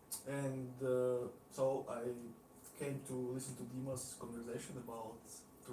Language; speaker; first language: English; non-native, learner; Russian